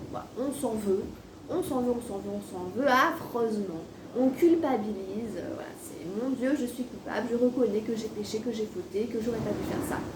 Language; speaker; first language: French; native; French